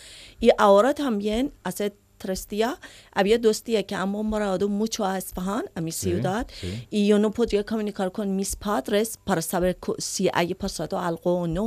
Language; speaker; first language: Spanish; non-native, learner; Persian